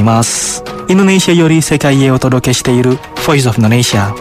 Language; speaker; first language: Japanese; non-native, fluent; Indonesian